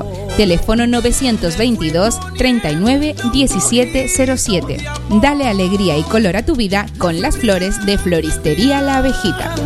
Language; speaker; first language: Spanish; native; Spanish